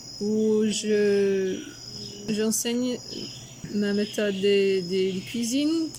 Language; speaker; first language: French; non-native, fluent; Portuguese